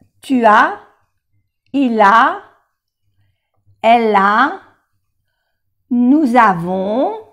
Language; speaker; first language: French; non-native, fluent; Spanish